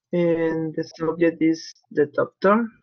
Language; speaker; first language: English; non-native, learner; Spanish